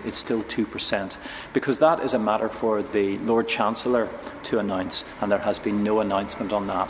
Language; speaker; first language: English; native; English